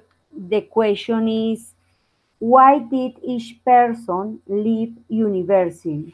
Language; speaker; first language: English; non-native, learner; Spanish